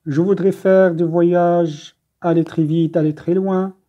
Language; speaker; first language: French; non-native, local second language; Arabic